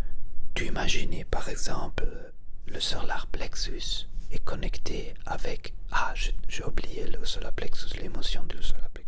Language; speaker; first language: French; non-native, learner; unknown